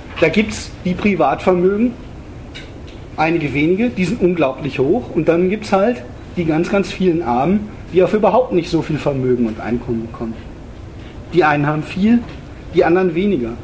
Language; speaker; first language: German; native; German